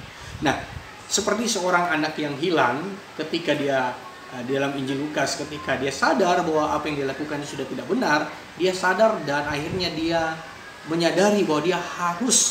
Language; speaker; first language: Indonesian; native; Indonesian